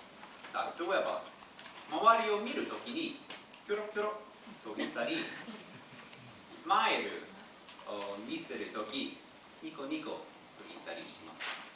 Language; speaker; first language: Japanese; non-native, learner; English